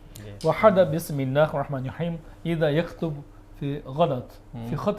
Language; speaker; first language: Arabic; non-native, learner; Chinese